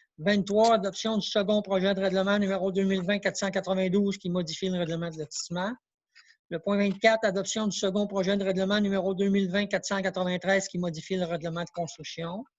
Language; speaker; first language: French; native; French